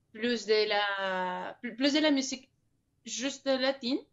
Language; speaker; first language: French; non-native, fluent; Spanish